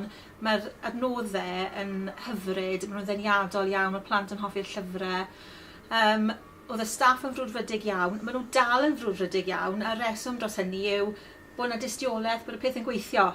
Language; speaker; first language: Welsh; native; Welsh